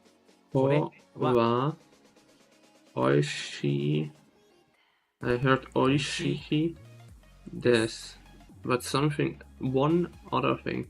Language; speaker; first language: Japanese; non-native, learner; Swiss German